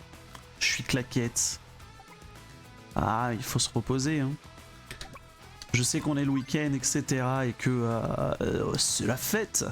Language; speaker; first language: French; native; French